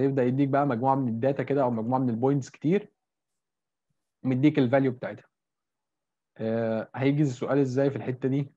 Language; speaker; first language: Arabic; native; Arabic